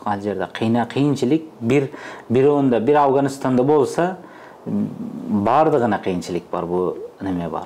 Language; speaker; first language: Kyrgyz; non-native, fluent; Uzbek